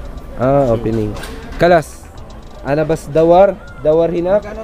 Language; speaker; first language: Arabic; non-native, learner; Filipino